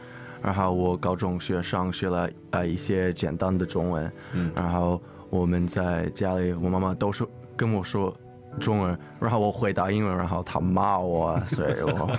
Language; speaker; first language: Chinese; early bilingual, heritage; English